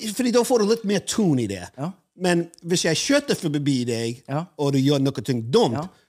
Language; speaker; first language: Norwegian; non-native, fluent; English